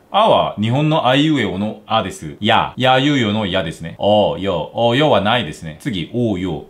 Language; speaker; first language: Japanese; non-native, fluent; Korean